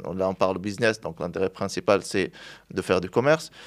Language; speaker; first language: French; non-native, local second language; Arabic